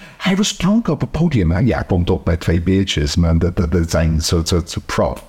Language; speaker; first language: Dutch; non-native, fluent; English